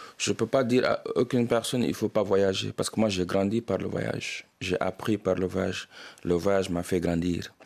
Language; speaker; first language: French; non-native, local second language; Wolof